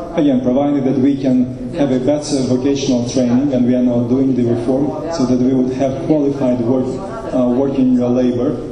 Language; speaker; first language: English; non-native, fluent; Romanian